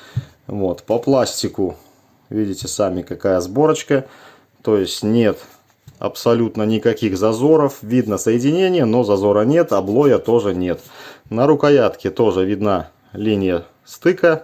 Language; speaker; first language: Russian; native; Russian